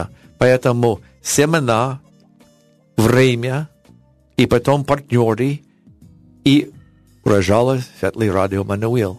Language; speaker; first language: Russian; non-native, learner; English